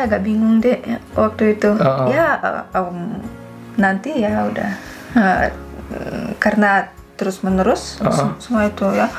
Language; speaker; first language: Indonesian; non-native, fluent; Russian